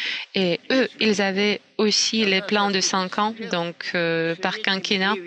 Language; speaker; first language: French; non-native, fluent; Russian